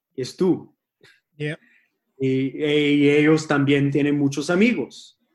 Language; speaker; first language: Spanish; early bilingual, heritage; Spanish